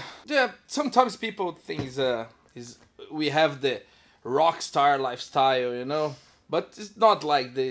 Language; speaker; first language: English; non-native, learner; Portuguese